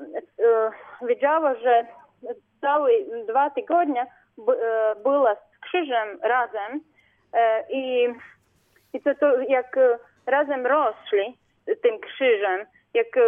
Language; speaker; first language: Polish; non-native, learner; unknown